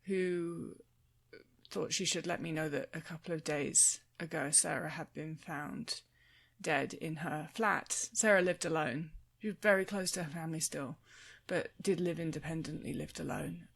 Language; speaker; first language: English; native; English